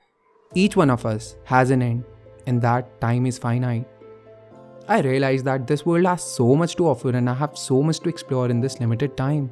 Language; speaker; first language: English; non-native, local second language; Hindi